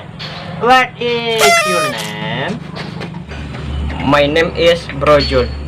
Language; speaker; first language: English; non-native, learner; Minangkabau